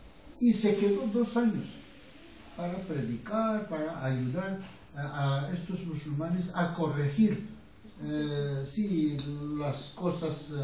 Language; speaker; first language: Spanish; non-native, fluent; Arabic